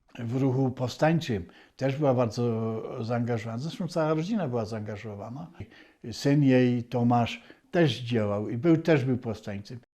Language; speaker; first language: Polish; native; Polish